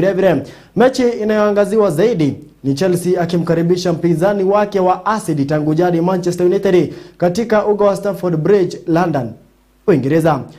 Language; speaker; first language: Swahili; non-native, local second language; Kikuyu